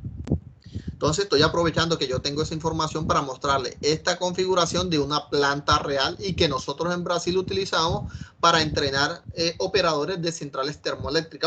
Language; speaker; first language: Spanish; native; Spanish